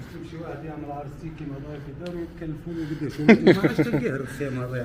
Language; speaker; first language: Arabic; native; Arabic